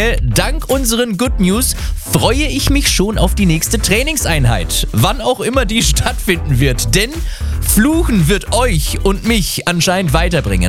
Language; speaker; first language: German; native; German